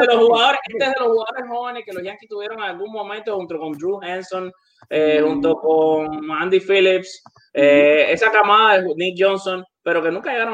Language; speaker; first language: Spanish; native; Spanish